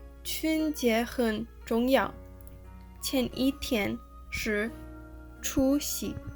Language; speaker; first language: Chinese; non-native, learner; English